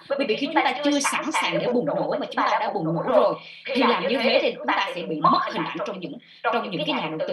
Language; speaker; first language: Vietnamese; native; Vietnamese